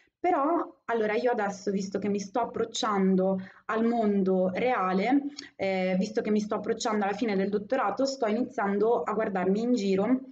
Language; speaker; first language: Italian; native; Italian